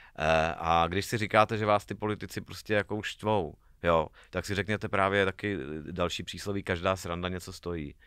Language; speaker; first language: Czech; native; Czech